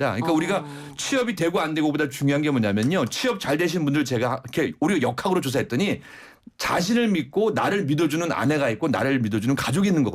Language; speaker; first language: Korean; native; Korean